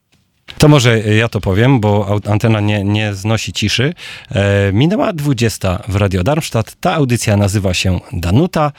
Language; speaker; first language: Polish; native; Polish